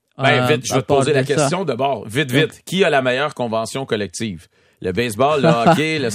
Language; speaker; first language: French; native; French